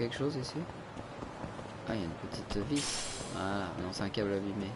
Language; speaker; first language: French; native; French